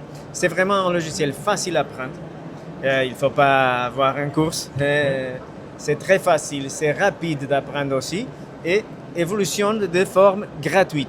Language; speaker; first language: French; non-native, fluent; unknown